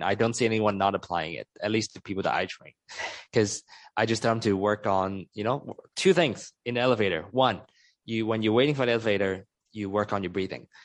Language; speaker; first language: English; non-native, local second language; Cantonese